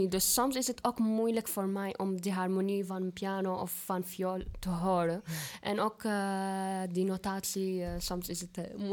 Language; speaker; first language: Dutch; non-native, fluent; Arabic